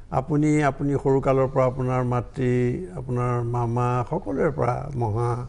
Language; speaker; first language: Assamese; native; Assamese